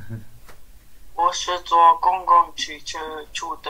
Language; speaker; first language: Chinese; non-native, learner; Mongolian